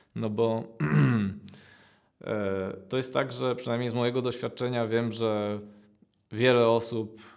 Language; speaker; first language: Polish; native; Polish